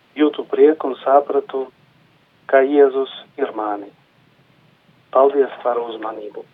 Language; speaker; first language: Latvian; non-native, local second language; Russian